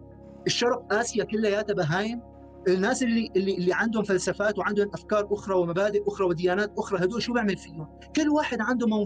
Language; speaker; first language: Arabic; native; Arabic